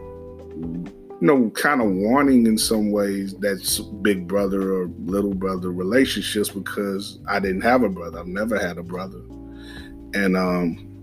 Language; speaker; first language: English; native; English